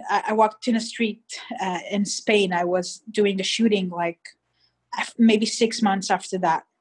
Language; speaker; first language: English; early bilingual, other home language; Hebrew